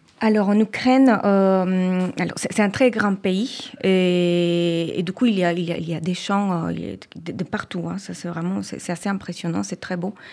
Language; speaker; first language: French; non-native, fluent; Spanish